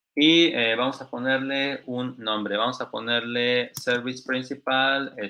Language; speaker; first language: Spanish; native; Spanish